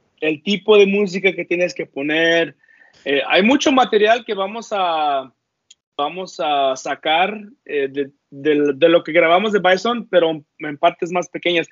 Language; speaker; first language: Spanish; early bilingual, heritage; Spanish